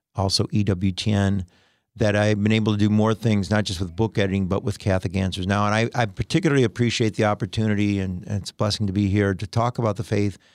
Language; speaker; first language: English; native; English